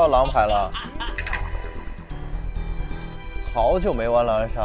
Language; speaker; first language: Chinese; native; Chinese